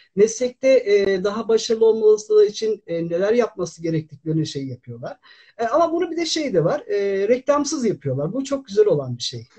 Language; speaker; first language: Turkish; native; Turkish